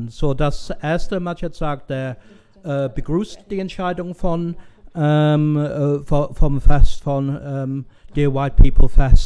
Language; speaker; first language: German; non-native, fluent; English